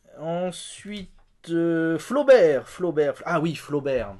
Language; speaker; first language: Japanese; non-native, learner; French